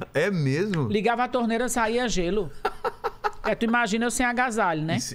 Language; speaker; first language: Portuguese; native; Portuguese